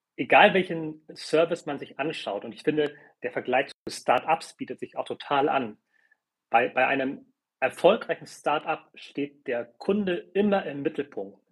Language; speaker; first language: German; early bilingual, other home language; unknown